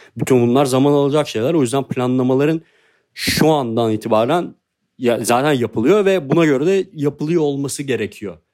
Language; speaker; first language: Turkish; native; Turkish